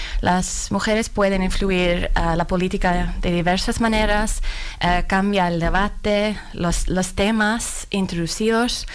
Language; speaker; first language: Spanish; non-native, fluent; Finnish